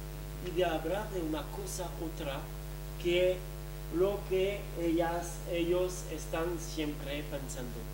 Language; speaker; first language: Spanish; non-native, fluent; French